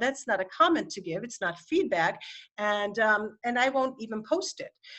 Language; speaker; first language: English; native; English